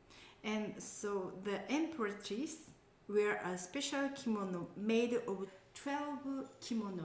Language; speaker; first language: English; non-native, learner; Japanese